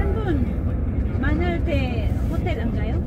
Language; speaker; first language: Korean; non-native, learner; Filipino